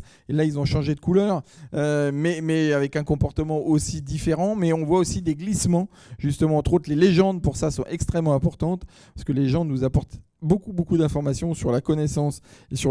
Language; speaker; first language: French; native; French